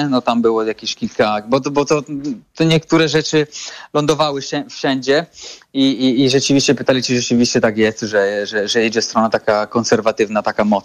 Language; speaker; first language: Polish; non-native, fluent; Italian